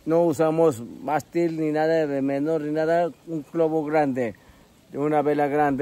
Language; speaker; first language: Spanish; non-native, local second language; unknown